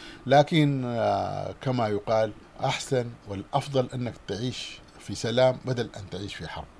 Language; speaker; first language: Arabic; native; Arabic